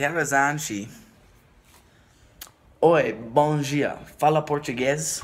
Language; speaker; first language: Portuguese; non-native, learner; English